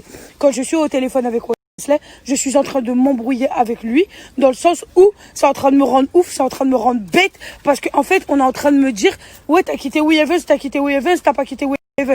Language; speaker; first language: French; native; French